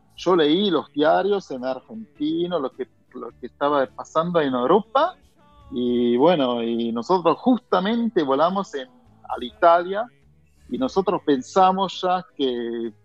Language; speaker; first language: Spanish; non-native, fluent; German